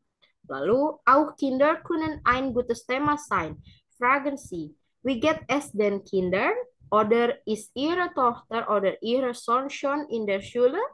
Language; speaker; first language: German; non-native, learner; Indonesian